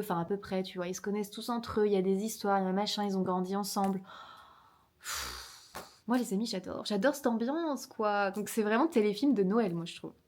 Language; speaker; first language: French; native; French